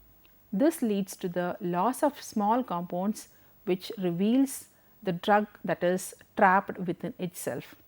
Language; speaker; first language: English; non-native, local second language; Tamil